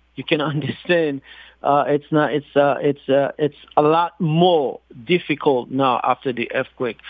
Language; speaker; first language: English; non-native, fluent; Haitian Creole